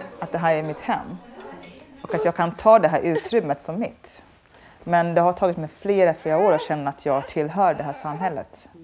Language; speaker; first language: Swedish; early bilingual, other home language; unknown